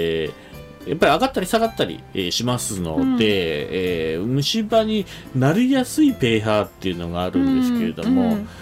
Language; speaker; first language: Japanese; native; Japanese